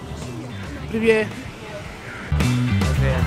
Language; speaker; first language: Russian; non-native, learner; Spanish